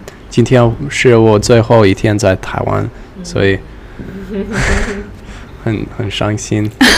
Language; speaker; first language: Chinese; non-native, learner; English